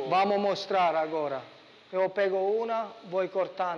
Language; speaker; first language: Portuguese; non-native, learner; Italian